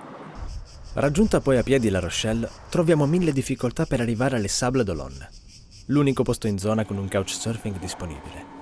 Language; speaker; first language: Italian; native; Italian